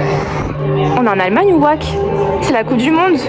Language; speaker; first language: French; native; French